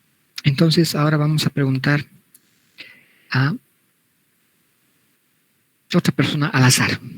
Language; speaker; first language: Spanish; native; Spanish